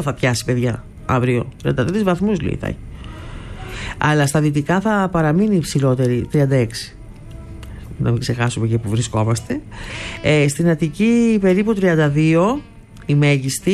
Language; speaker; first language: Greek; native; Greek